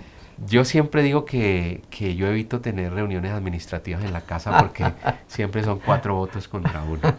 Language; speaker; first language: Spanish; native; Spanish